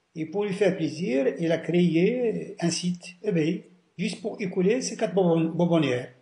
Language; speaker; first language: French; non-native, local second language; Arabic